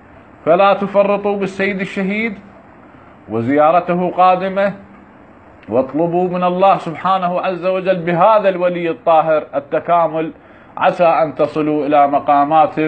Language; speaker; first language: Arabic; native; Arabic